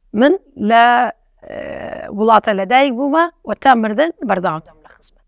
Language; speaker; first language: Central Kurdish; non-native, local second language; Turkish